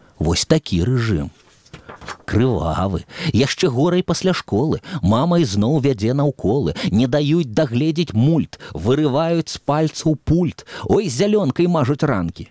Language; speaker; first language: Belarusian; non-native, local second language; Russian